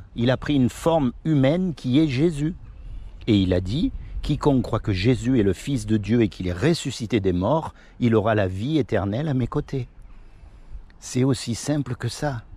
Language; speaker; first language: French; native; French